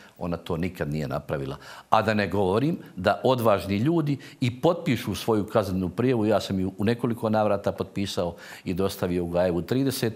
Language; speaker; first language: Croatian; native; Croatian